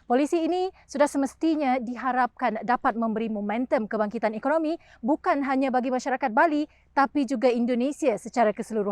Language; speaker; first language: Malay; native; Malay